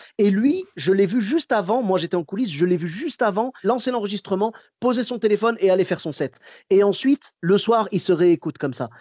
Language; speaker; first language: French; early bilingual, other home language; Arabic